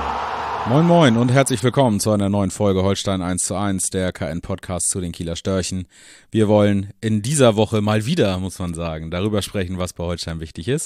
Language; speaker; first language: German; native; German